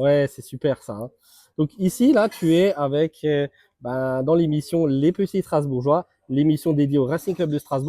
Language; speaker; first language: French; native; French